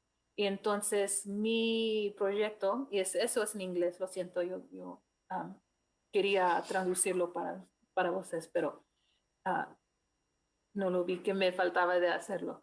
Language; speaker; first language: Spanish; non-native, fluent; English